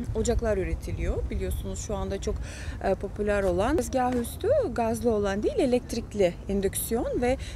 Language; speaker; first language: Turkish; non-native, fluent; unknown